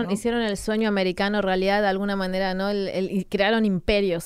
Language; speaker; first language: Spanish; native; Spanish